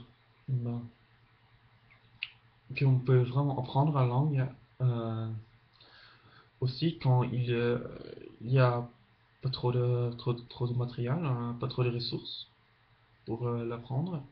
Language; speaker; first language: French; non-native, fluent; Dutch